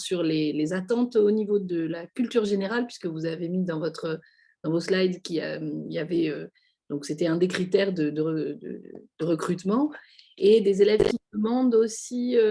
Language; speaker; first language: French; native; French